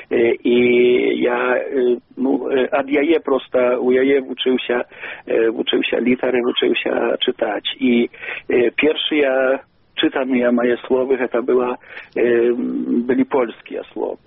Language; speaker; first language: Belarusian; non-native, local second language; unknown